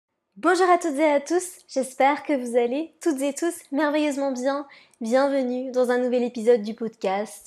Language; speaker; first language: French; native; French